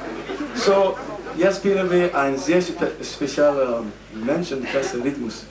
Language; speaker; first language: German; non-native, learner; Dutch